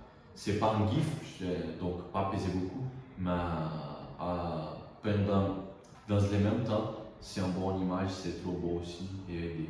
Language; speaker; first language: French; non-native, learner; Portuguese